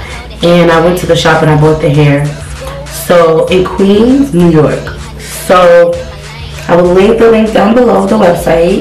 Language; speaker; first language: English; native; English